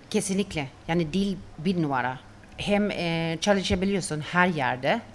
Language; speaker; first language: Turkish; non-native, fluent; Swedish